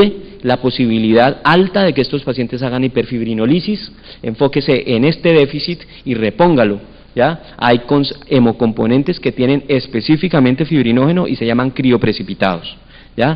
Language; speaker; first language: Spanish; native; Spanish